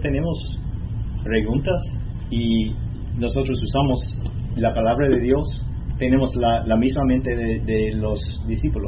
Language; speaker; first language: Spanish; non-native, learner; English